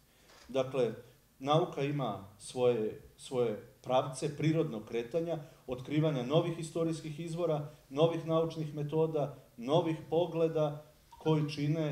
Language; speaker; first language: Serbian; native; Serbian